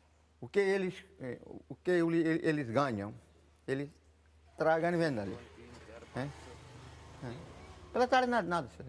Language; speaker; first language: Portuguese; non-native, local second language; Konkani